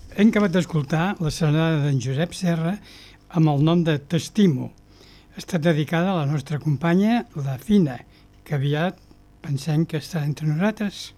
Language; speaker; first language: Catalan; native; Catalan